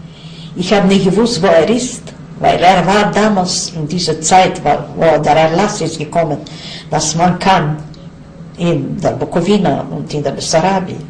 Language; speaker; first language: German; non-native, fluent; Yiddish